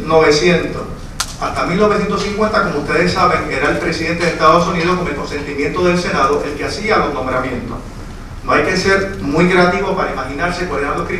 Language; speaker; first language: Spanish; native; Spanish